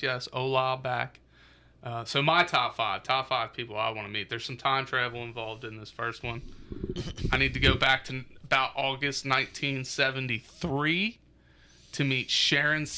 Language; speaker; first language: English; native; English